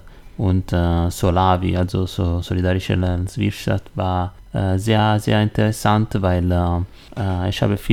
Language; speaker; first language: German; non-native, learner; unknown